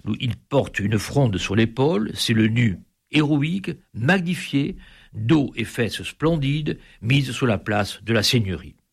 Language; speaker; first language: French; native; French